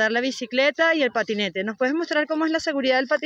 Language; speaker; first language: Spanish; native; Spanish